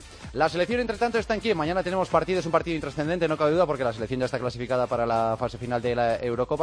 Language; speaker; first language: Spanish; native; Spanish